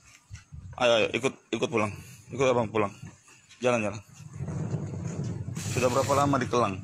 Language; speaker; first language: Indonesian; native; Indonesian